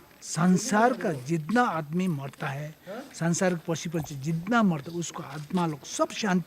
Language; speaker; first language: Hindi; non-native, local second language; Nepali